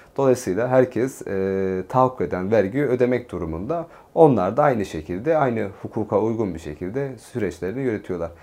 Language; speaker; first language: Turkish; native; Turkish